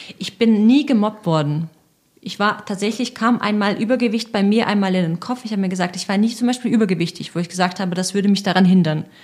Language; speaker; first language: German; non-native, fluent; Russian